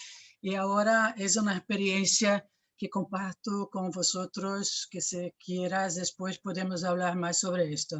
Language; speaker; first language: Spanish; non-native, fluent; Portuguese